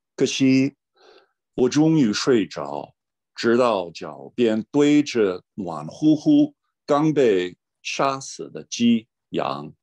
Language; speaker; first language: Chinese; non-native, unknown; English